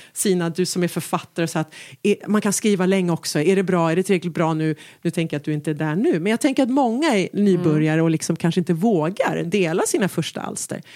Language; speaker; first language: Swedish; native; Swedish